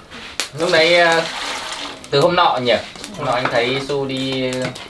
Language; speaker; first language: Vietnamese; native; Vietnamese